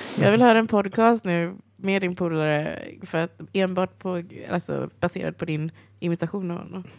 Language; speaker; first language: Swedish; early bilingual, other home language; Chinese